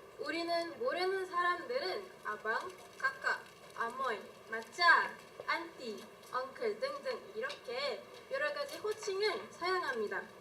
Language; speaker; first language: Korean; non-native, fluent; Malay